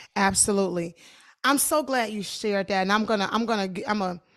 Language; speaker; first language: English; native; English